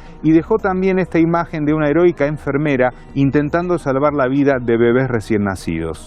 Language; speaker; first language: Spanish; native; Spanish